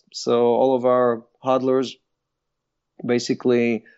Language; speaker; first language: English; non-native, fluent; Hebrew